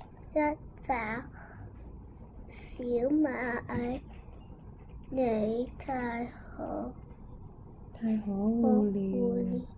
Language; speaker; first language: Chinese; non-native, local second language; Cantonese